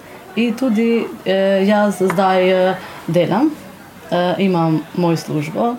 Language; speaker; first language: Slovenian; non-native, learner; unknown